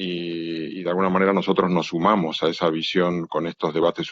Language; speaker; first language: Spanish; native; Spanish